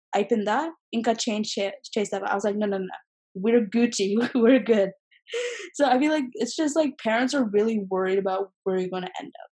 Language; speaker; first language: English; native; English